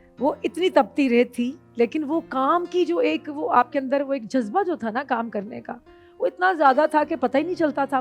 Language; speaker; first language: Urdu; non-native, local second language; Punjabi